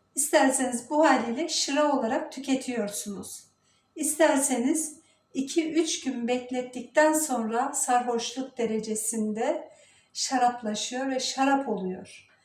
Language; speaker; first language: Turkish; native; Turkish